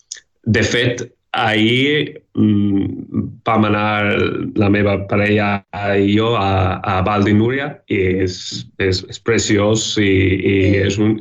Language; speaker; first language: Catalan; non-native, learner; English